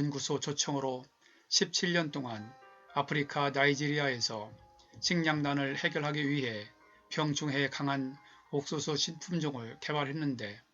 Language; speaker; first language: Korean; native; Korean